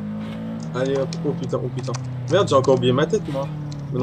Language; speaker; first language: French; native; French